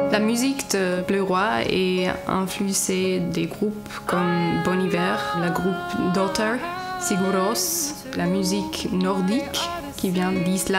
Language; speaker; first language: French; non-native, learner; English